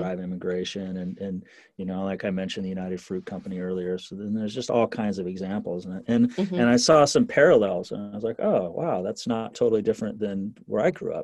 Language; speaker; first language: English; native; English